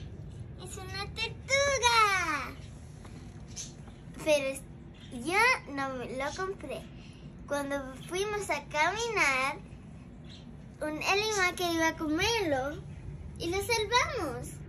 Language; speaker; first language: Spanish; early bilingual, heritage; Spanish